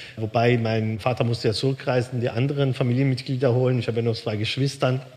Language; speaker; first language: German; early bilingual, other home language; Persian